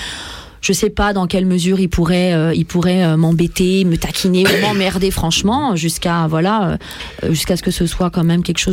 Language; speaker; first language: French; early bilingual, other home language; Persian